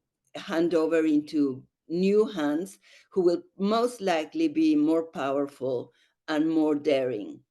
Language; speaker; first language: English; non-native, fluent; Spanish